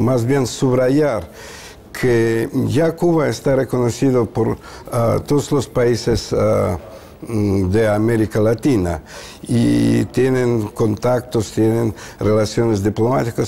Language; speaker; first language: Spanish; non-native, fluent; Russian